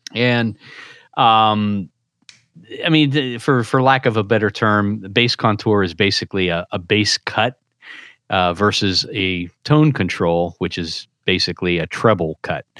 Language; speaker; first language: English; native; English